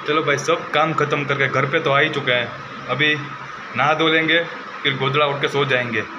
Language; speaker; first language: Hindi; non-native, local second language; Gujarati